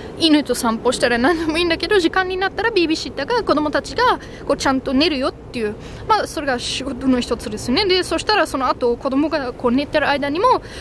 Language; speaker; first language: Japanese; non-native, fluent; German